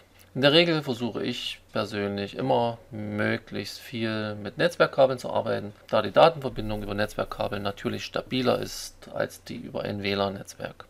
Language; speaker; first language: German; native; German